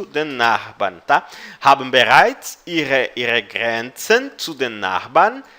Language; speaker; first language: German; non-native, fluent; Portuguese